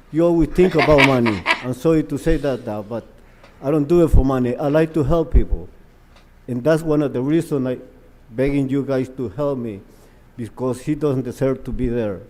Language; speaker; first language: English; non-native, learner; Spanish